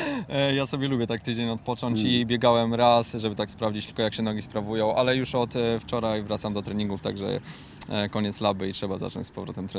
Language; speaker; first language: Polish; native; Polish